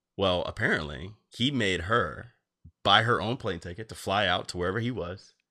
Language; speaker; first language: English; native; English